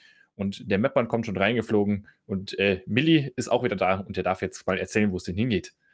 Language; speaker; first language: German; native; German